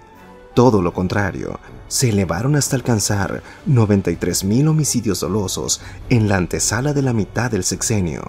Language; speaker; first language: Spanish; native; Spanish